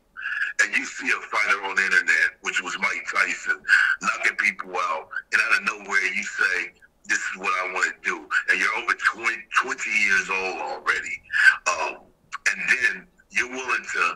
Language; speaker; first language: English; native; English